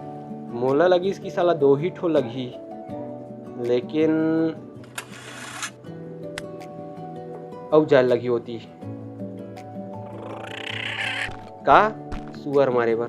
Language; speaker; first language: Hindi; non-native, local second language; Chhattisgarhi